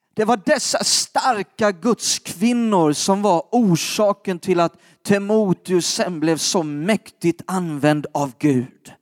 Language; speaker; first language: Swedish; native; Swedish